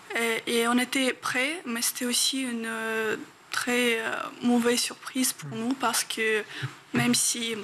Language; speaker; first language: French; non-native, fluent; Ukrainian